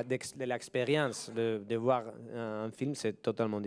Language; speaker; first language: French; non-native, fluent; Spanish